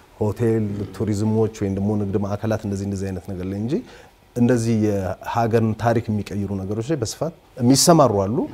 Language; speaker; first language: Amharic; native; Amharic